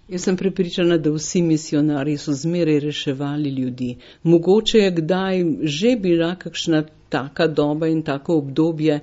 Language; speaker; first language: Slovenian; native; Slovenian